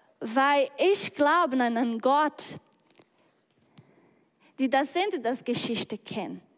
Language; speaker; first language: German; non-native, learner; Portuguese